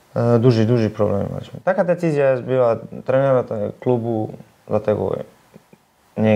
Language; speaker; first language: Polish; non-native, learner; Serbian